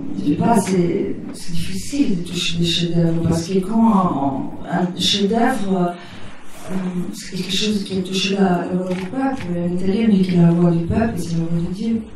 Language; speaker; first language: French; non-native, fluent; Italian